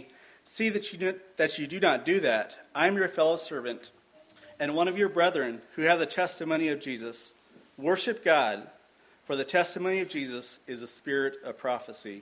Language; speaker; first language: English; native; English